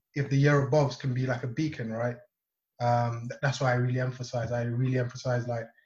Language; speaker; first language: English; non-native, local second language; Yoruba